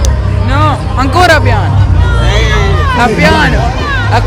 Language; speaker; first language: Italian; non-native, learner; Punjabi